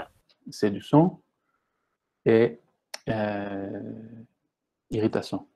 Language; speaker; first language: Portuguese; non-native, fluent; French